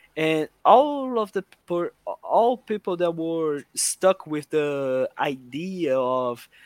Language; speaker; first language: English; non-native, fluent; Portuguese